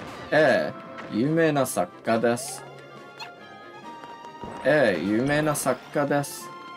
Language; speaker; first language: Japanese; non-native, learner; English